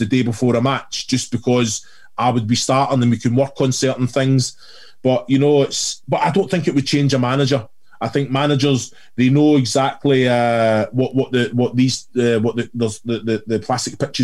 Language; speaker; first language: English; native; English